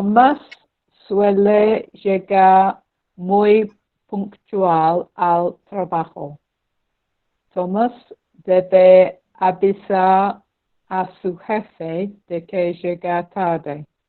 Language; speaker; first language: Spanish; non-native, learner; English